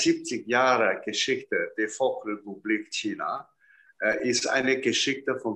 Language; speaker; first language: German; non-native, fluent; Chinese